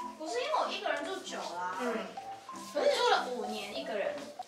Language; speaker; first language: Chinese; non-native, fluent; Korean